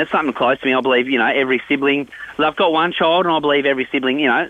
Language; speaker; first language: English; native; English